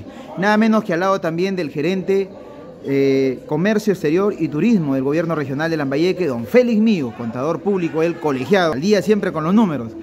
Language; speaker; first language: Spanish; native; Spanish